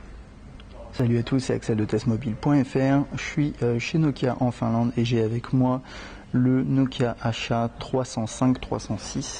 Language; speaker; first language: French; native; French